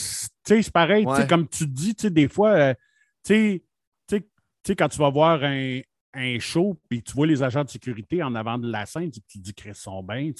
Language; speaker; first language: French; native; French